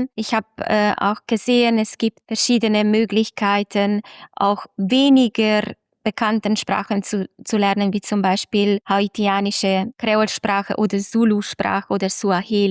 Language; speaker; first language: German; non-native, fluent; Hungarian